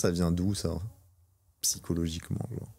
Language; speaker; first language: French; native; French